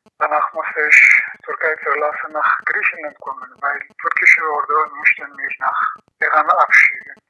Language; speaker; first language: German; non-native, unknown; Persian